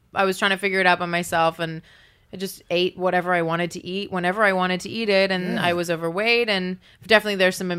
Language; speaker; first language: English; native; English